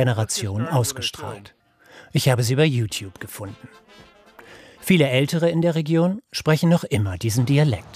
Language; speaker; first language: German; native; German